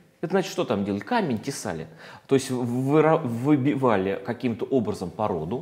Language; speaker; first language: Russian; native; Russian